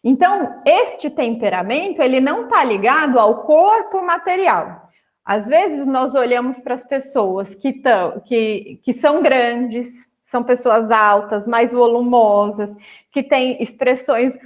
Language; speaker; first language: Portuguese; native; Portuguese